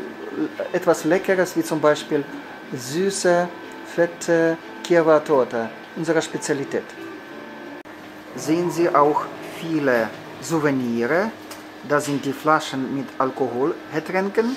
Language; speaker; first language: German; non-native, fluent; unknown